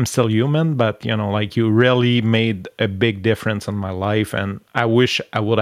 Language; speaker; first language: English; non-native, fluent; French